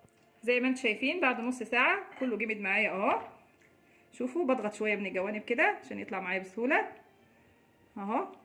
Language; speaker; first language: Arabic; native; Arabic